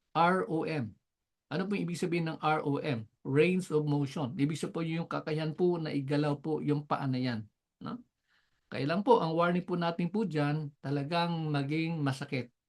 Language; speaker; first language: Filipino; non-native, local second language; Cebuano